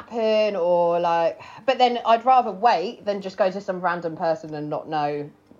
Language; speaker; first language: English; native; English